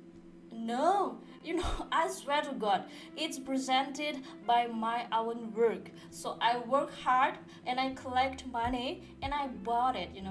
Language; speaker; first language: English; non-native, learner; Indonesian